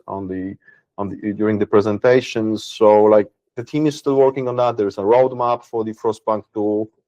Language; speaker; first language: English; non-native, fluent; Polish